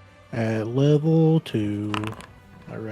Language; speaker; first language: English; native; English